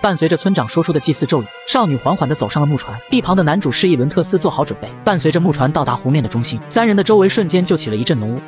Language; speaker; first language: Chinese; native; Chinese